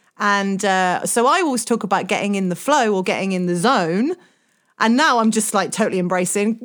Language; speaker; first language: English; native; English